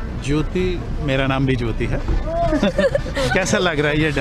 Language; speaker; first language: Hindi; native; Hindi